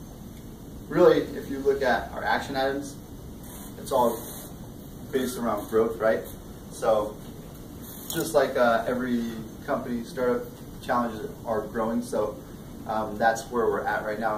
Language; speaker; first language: English; native; English